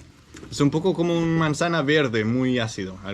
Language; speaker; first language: Spanish; non-native, learner; Danish